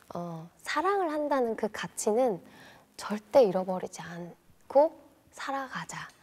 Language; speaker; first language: Korean; native; Korean